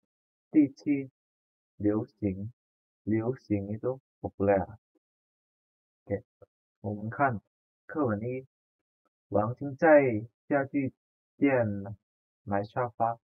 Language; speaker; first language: Chinese; non-native, fluent; Indonesian